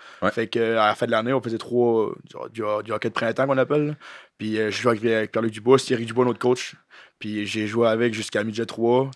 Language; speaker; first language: French; native; French